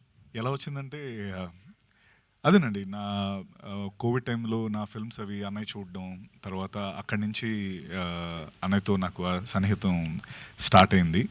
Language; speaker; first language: Telugu; native; Telugu